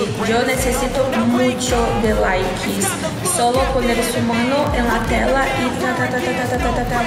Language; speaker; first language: Spanish; non-native, learner; Portuguese